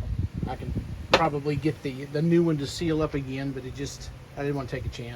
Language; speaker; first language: English; native; English